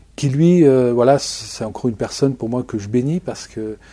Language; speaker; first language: French; native; French